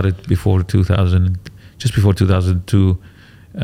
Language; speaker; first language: English; native; English